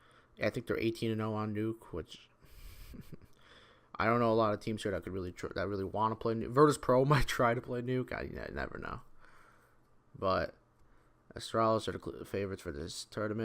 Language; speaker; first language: English; native; English